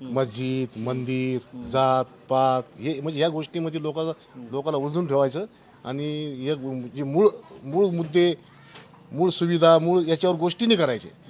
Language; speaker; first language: Marathi; non-native, local second language; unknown